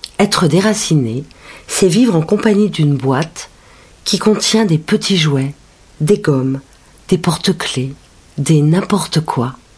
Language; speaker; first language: French; native; French